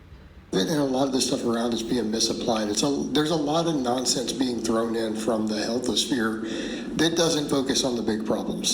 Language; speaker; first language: English; native; English